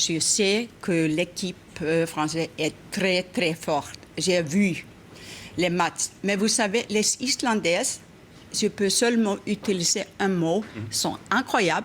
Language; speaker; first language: French; non-native, fluent; Icelandic